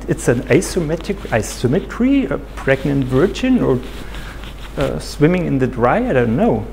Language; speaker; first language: English; non-native, fluent; German